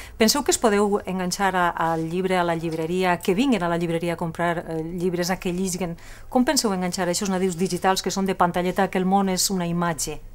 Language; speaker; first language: Catalan; native; Catalan